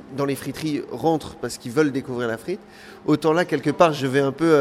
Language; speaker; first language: French; native; French